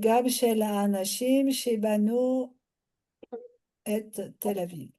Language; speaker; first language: Hebrew; non-native, learner; French